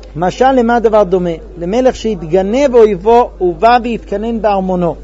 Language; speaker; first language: Hebrew; non-native, fluent; English